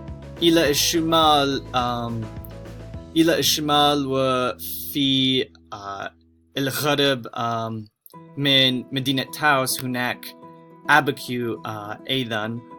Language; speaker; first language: Arabic; non-native, learner; English